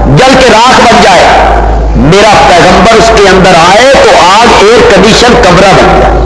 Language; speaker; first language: Urdu; non-native, local second language; Punjabi